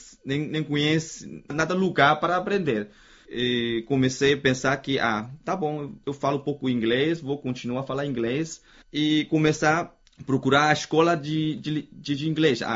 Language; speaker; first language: Portuguese; non-native, fluent; Chinese